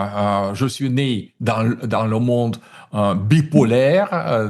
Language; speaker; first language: French; non-native, fluent; Russian